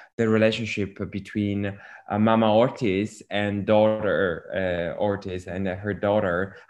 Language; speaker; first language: English; non-native, fluent; Italian